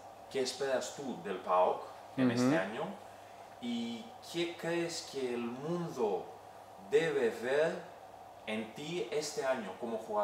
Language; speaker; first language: Spanish; non-native, learner; Greek